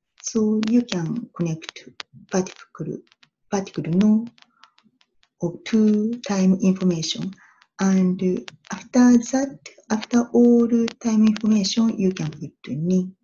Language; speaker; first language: English; non-native, learner; Japanese